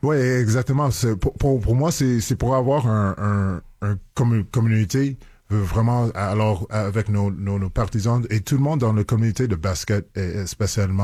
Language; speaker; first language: French; non-native, local second language; English